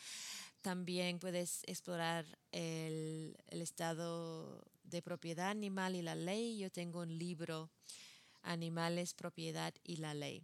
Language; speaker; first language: Spanish; non-native, fluent; English